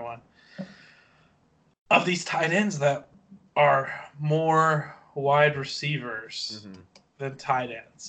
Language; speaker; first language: English; native; English